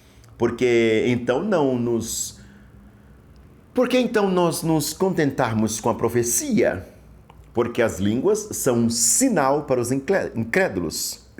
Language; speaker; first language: Portuguese; native; Portuguese